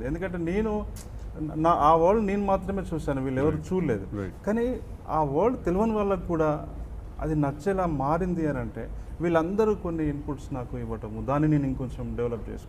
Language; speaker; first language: Telugu; native; Telugu